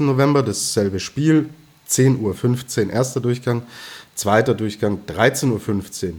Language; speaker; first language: German; native; German